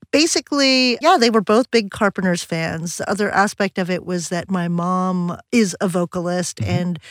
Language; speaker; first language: English; early bilingual, other home language; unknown